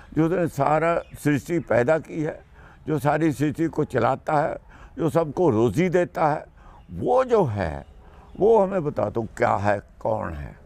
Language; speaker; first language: Hindi; non-native, local second language; Punjabi